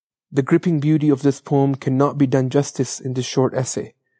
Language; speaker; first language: English; non-native, local second language; Punjabi